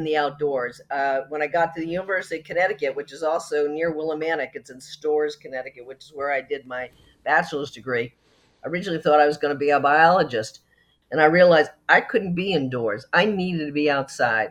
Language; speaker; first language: English; native; English